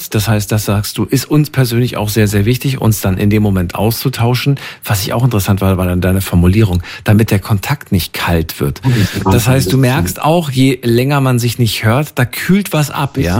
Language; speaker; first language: German; native; German